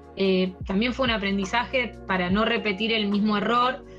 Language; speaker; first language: Spanish; early bilingual, heritage; French